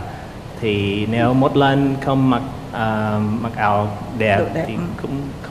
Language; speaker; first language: Vietnamese; non-native, fluent; English